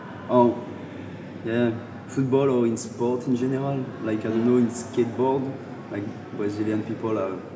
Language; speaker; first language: English; non-native, learner; French